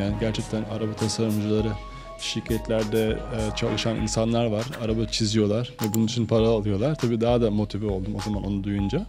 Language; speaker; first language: Turkish; native; Turkish